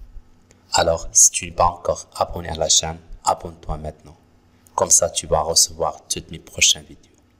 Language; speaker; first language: French; non-native, local second language; Arabic